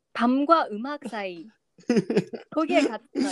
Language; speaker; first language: Korean; non-native, learner; English